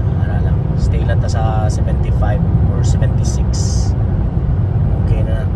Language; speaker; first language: Filipino; non-native, local second language; Hiligaynon